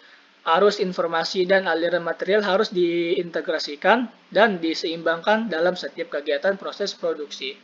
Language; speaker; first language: Indonesian; native; Indonesian